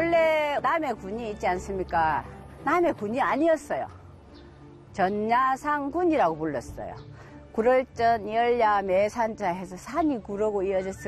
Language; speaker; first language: Korean; native; Korean